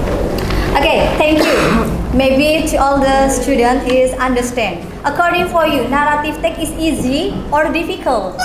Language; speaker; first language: English; non-native, learner; Indonesian